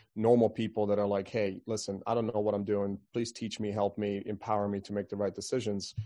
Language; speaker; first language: English; non-native, fluent; Croatian